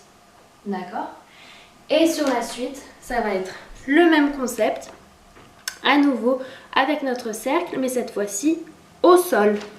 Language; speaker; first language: French; native; French